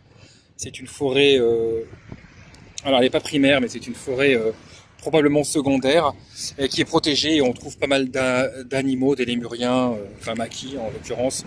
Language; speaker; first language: French; native; French